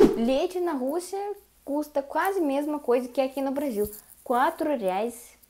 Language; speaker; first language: Portuguese; non-native, learner; Russian